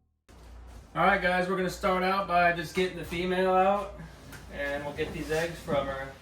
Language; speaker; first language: English; native; English